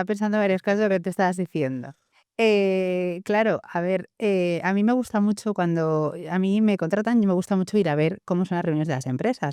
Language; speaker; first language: Spanish; native; Spanish